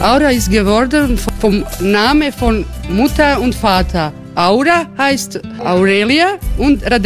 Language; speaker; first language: German; non-native, learner; Croatian